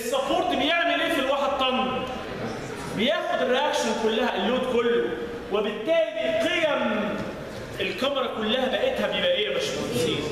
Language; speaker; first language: Arabic; native; Arabic